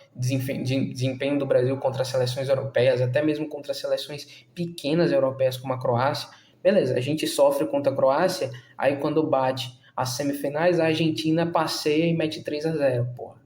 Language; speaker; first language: Portuguese; native; Portuguese